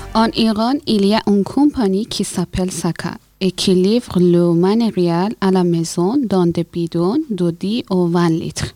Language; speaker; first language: French; non-native, learner; Persian